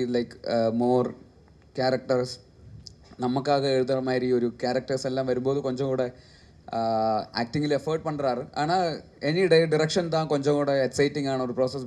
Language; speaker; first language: Tamil; non-native, learner; Malayalam